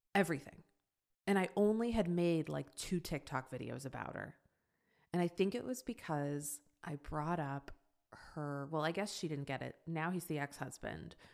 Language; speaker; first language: English; native; English